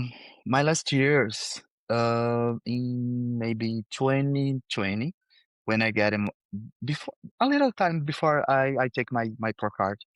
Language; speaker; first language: English; non-native, learner; Portuguese